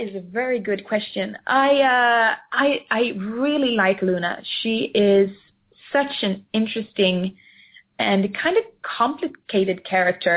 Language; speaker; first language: English; non-native, fluent; Swedish